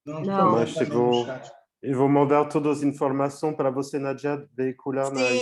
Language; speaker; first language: Portuguese; non-native, fluent; French